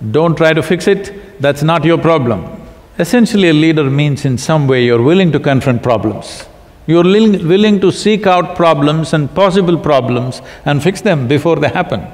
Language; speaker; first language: English; non-native, local second language; Kannada